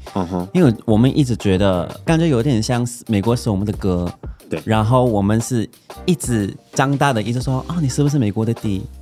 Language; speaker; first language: Chinese; non-native, fluent; English